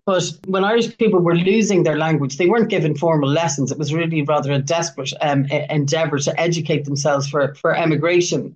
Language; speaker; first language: English; native; English